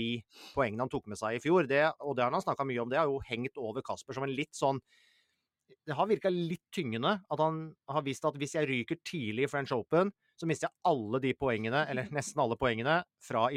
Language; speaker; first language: Norwegian; native; Norwegian